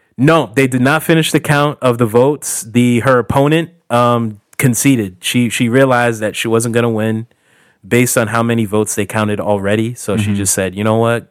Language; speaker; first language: English; native; English